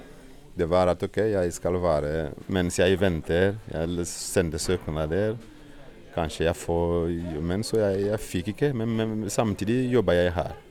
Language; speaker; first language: Swedish; non-native, fluent; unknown